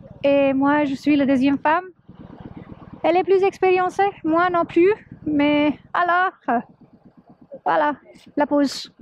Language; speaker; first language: French; non-native, learner; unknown